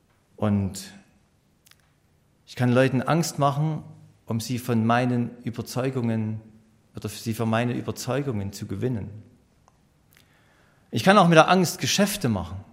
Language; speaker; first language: German; native; German